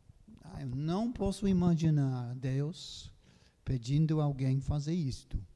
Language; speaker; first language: Portuguese; non-native, fluent; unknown